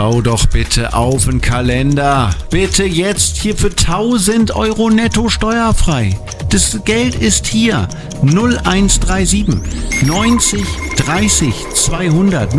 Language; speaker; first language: German; native; German